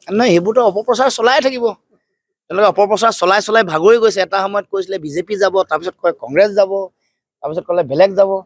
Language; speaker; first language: Assamese; native; Assamese